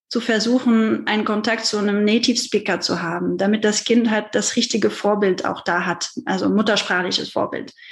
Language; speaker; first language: German; non-native, fluent; French